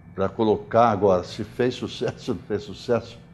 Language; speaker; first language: Portuguese; native; Portuguese